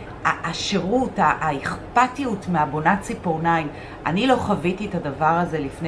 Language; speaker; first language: Hebrew; native; Hebrew